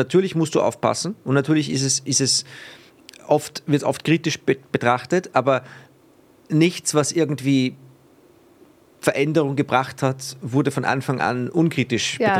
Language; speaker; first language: German; native; German